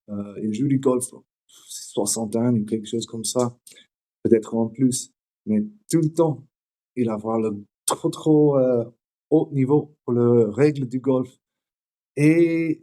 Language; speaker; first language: French; non-native, learner; English